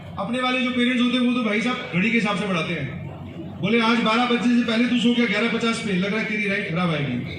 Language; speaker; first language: Hindi; native; Hindi